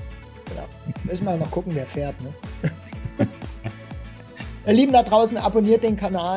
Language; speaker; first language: German; native; German